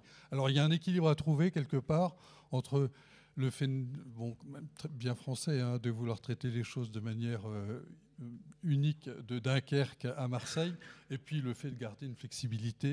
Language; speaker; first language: French; native; French